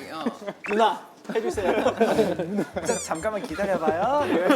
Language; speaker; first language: Korean; non-native, fluent; Chinese